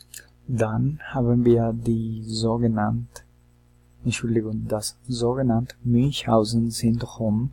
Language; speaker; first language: German; non-native, learner; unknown